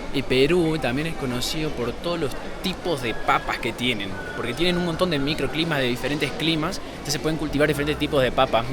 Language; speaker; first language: Spanish; native; Spanish